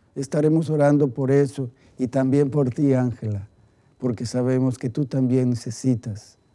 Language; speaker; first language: Spanish; native; Spanish